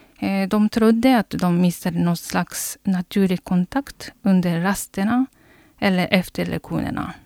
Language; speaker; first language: Swedish; non-native, fluent; Japanese